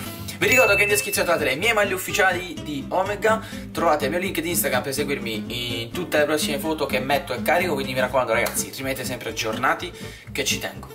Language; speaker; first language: Italian; native; Italian